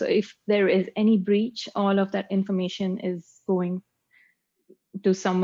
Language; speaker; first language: English; non-native, local second language; Marathi